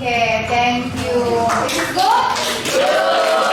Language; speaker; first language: English; non-native, learner; Indonesian